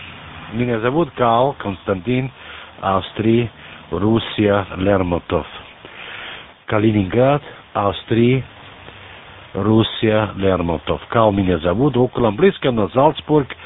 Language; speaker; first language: Russian; non-native, learner; German